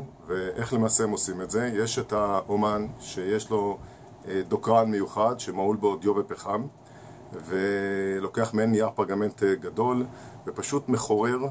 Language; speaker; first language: Hebrew; native; Hebrew